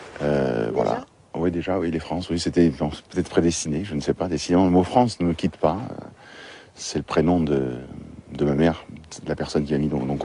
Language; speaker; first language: French; native; French